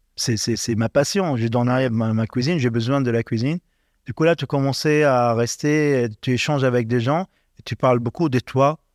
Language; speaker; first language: French; non-native, learner; Arabic